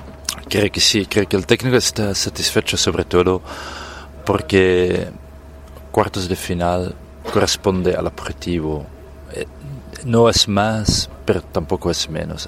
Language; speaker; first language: Spanish; non-native, fluent; Dutch